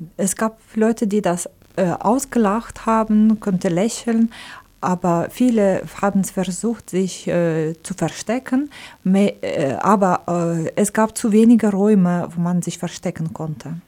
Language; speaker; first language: German; non-native, fluent; Ukrainian